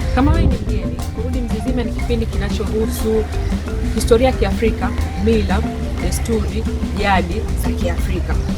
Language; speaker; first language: Swahili; native; Swahili